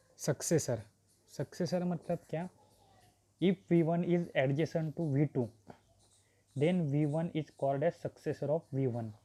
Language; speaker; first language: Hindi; non-native, local second language; Marathi